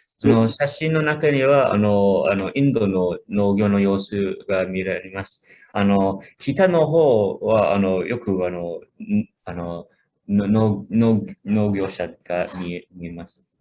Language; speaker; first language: Japanese; non-native, fluent; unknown